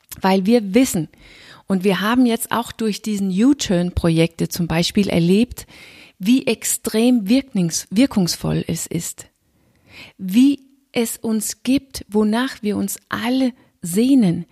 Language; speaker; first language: German; non-native, fluent; Danish